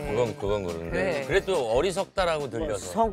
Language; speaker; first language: Korean; native; Korean